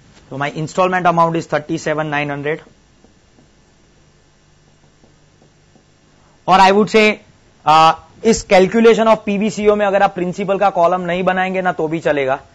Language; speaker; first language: English; non-native, local second language; Gujarati